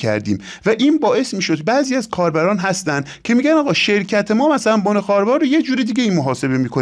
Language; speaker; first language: Persian; native; Persian